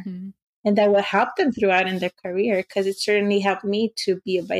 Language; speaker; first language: English; early bilingual, other home language; Spanish